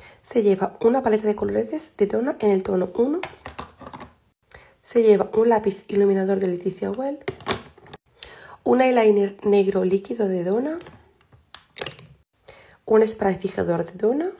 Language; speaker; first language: Spanish; native; Spanish